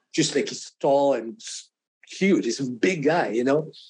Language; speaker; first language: English; non-native, fluent; French